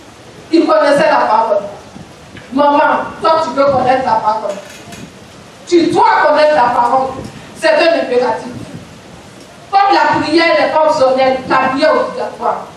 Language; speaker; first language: French; non-native, local second language; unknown